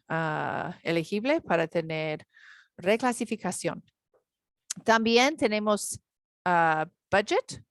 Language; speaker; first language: Spanish; non-native, learner; English